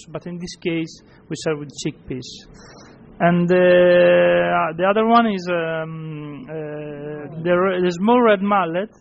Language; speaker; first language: English; non-native, fluent; Italian